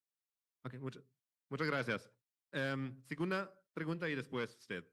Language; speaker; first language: Spanish; non-native, fluent; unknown